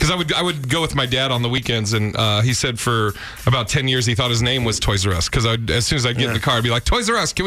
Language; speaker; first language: English; native; English